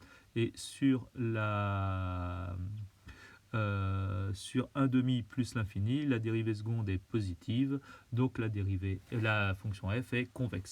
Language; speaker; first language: French; native; French